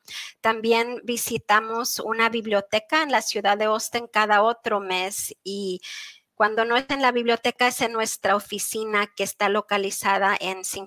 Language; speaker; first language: Spanish; early bilingual, heritage; Spanish